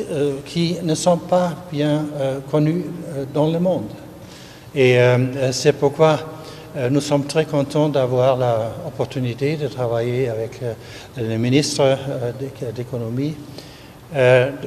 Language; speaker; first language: French; non-native, fluent; German